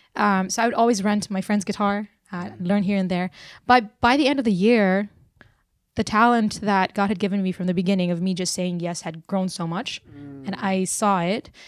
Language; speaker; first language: English; early bilingual, other home language; Burmese